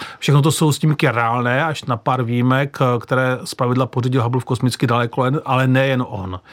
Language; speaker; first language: Czech; native; Czech